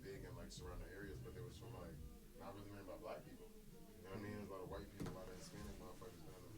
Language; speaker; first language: English; native; English